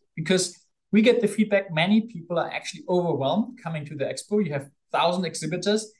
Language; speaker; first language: English; non-native, fluent; German